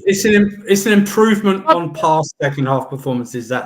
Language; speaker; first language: English; native; English